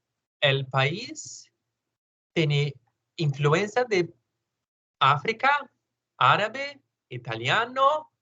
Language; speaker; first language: Spanish; non-native, learner; Portuguese